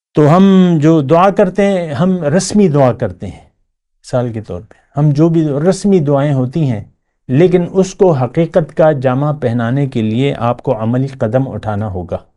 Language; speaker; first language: Urdu; non-native, local second language; Pashto